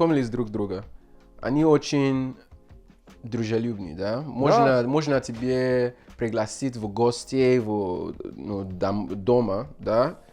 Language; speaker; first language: Russian; non-native, learner; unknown